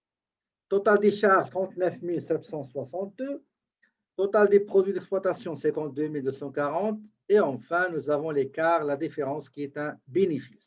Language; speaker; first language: French; native; French